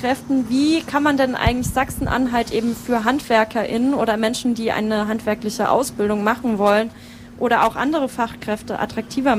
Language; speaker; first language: German; native; German